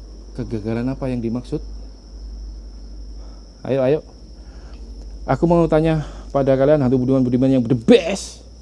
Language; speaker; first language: Indonesian; native; Indonesian